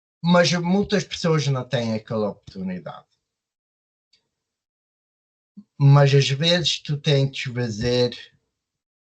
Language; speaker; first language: Portuguese; early bilingual, heritage; Portuguese